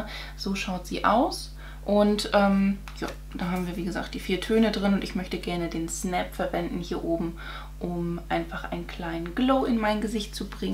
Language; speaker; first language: German; native; German